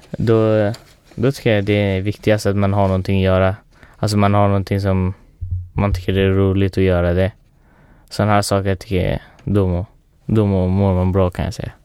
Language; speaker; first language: Swedish; early bilingual, other home language; Persian